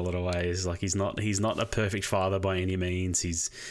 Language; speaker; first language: English; native; English